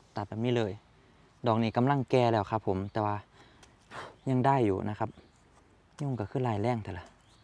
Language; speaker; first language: Thai; native; Thai